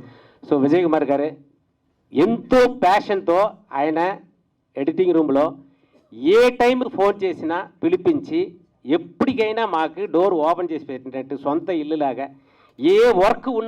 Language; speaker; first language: Telugu; native; Telugu